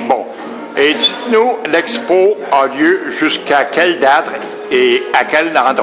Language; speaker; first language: French; native; French